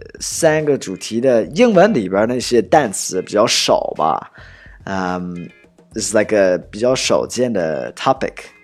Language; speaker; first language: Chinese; non-native, fluent; English